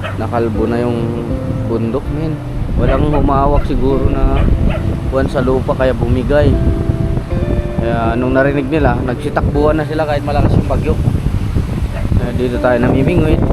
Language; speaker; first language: Filipino; non-native, local second language; Iloko